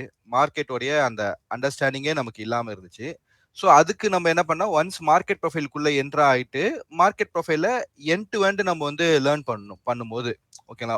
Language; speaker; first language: Tamil; native; Tamil